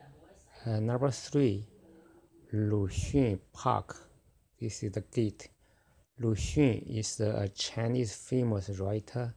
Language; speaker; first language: English; non-native, fluent; Chinese